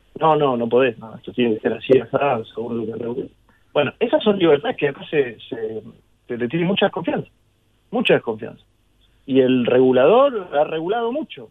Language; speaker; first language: Spanish; native; Spanish